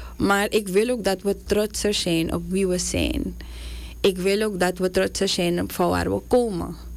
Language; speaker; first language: Dutch; native; Dutch